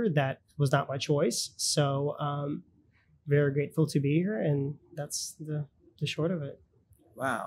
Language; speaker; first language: English; early bilingual, other home language; Russian